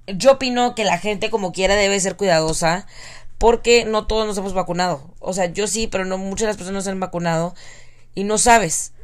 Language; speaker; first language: Spanish; native; Spanish